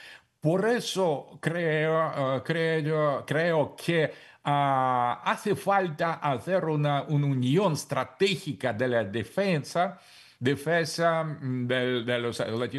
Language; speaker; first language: Spanish; non-native, fluent; Russian